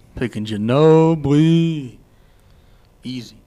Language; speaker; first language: English; native; English